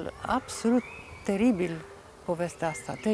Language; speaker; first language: Romanian; non-native, fluent; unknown